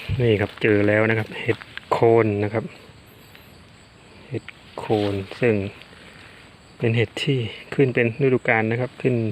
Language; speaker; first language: Thai; native; Thai